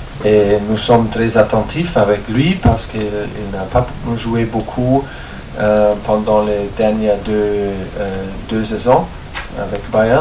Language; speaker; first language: French; non-native, learner; German